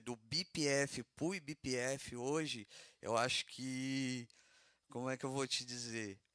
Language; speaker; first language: Portuguese; native; Portuguese